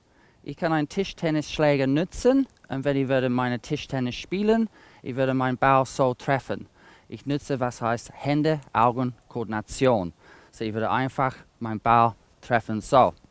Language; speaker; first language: German; non-native, fluent; English